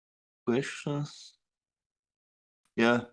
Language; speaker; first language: English; non-native, learner; Russian